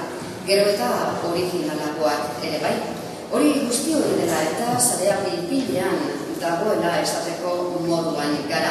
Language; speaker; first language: Basque; native; Basque